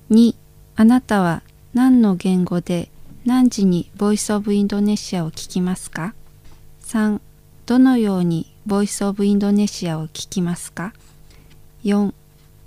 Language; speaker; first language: Japanese; non-native, learner; Indonesian